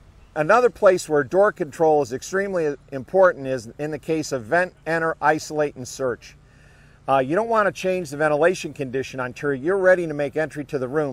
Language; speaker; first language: English; native; English